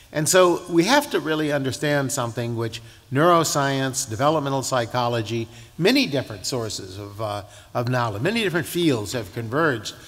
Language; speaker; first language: English; native; English